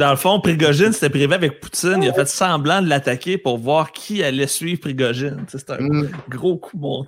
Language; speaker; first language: French; native; French